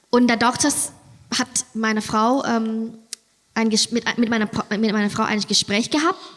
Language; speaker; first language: German; non-native, fluent; Thai